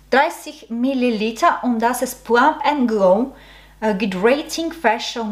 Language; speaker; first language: German; non-native, learner; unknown